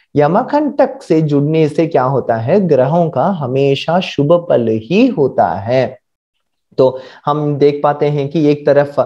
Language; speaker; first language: Hindi; non-native, local second language; Marathi